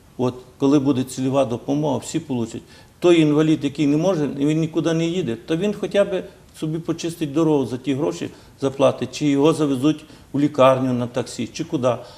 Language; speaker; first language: Ukrainian; native; Ukrainian